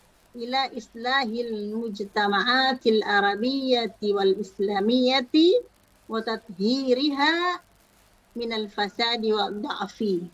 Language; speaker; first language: Arabic; non-native, fluent; Indonesian